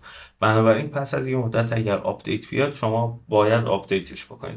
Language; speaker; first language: Persian; native; Persian